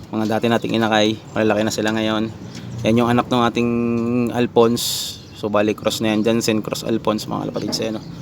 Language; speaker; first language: Filipino; native; Filipino